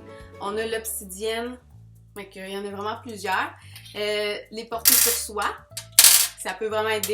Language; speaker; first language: French; native; French